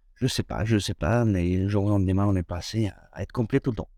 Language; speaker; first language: French; non-native, fluent; Spanish